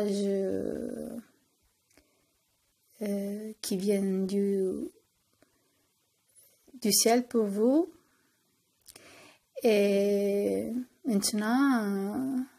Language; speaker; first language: French; non-native, fluent; Italian